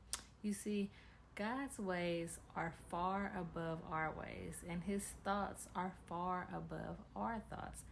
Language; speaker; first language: English; native; English